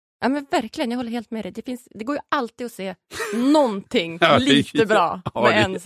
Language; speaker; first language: Swedish; native; Swedish